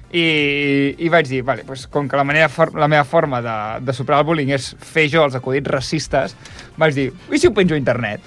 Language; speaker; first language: Catalan; early bilingual, other home language; Chinese